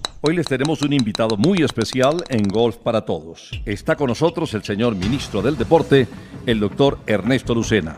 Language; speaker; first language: Spanish; native; Spanish